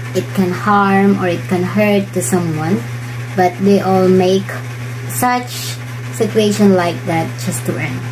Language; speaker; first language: English; non-native, local second language; Cebuano